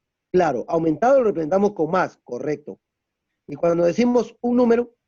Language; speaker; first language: Spanish; native; Spanish